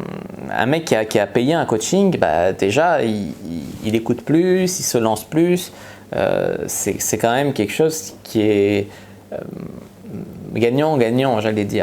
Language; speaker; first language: French; native; French